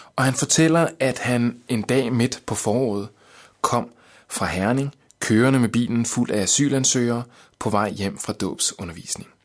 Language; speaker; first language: Danish; native; Danish